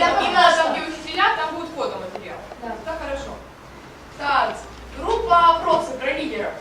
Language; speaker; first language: Russian; native; Russian